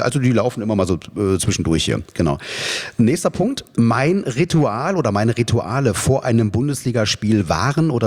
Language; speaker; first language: German; native; German